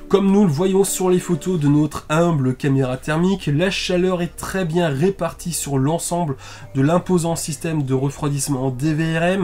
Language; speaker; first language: French; native; French